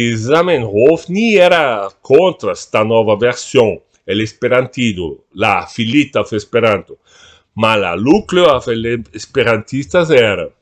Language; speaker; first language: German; non-native, fluent; Portuguese